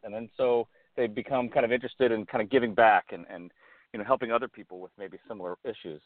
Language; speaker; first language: English; native; English